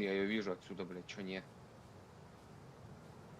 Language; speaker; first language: Russian; native; Russian